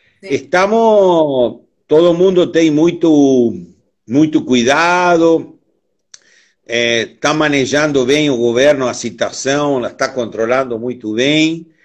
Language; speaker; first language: Portuguese; non-native, learner; Spanish